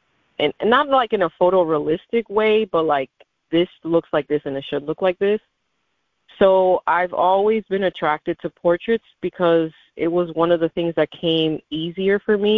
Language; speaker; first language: English; native; English